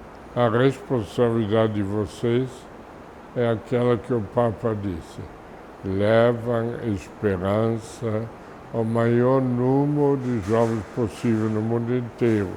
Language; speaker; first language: Portuguese; non-native, fluent; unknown